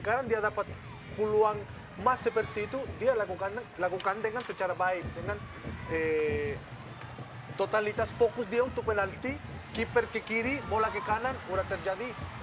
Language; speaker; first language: Indonesian; non-native, fluent; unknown